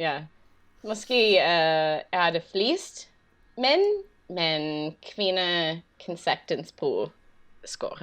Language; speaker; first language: Danish; non-native, learner; English